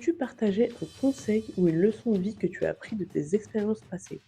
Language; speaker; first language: French; native; French